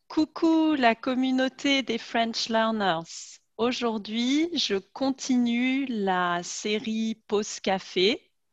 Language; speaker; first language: French; native; French